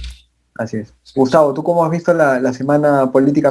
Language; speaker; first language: Spanish; native; Spanish